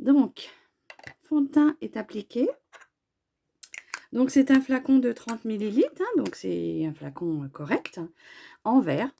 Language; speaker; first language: French; native; French